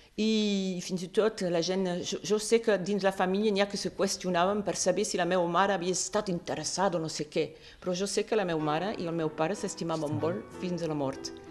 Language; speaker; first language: Catalan; non-native, local second language; French